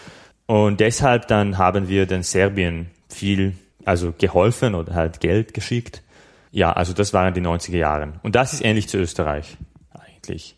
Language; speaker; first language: German; non-native, fluent; Slovak